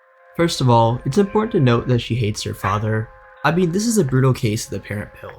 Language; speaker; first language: English; native; English